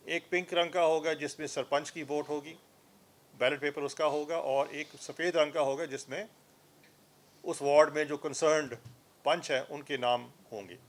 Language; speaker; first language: Hindi; non-native, local second language; Punjabi